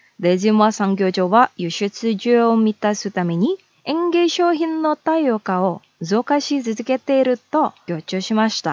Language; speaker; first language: Japanese; non-native, fluent; Indonesian